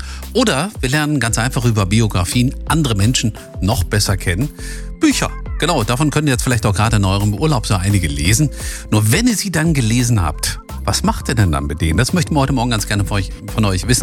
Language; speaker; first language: German; native; German